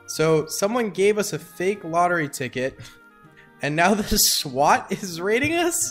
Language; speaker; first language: English; native; English